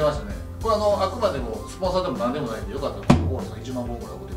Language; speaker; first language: Japanese; native; Japanese